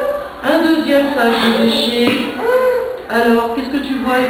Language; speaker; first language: French; native; French